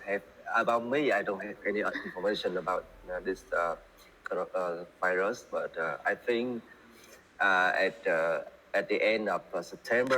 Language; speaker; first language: English; non-native, learner; Vietnamese